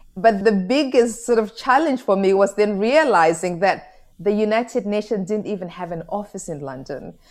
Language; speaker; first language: English; non-native, local second language; Shona